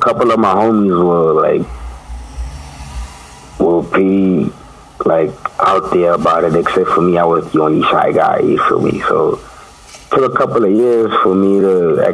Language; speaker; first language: English; non-native, local second language; Tswana